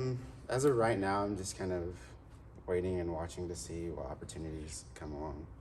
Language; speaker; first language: English; native; English